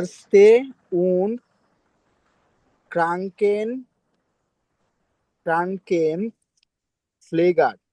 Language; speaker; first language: German; non-native, learner; Bangla